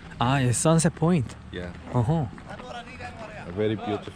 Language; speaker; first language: English; non-native, learner; Korean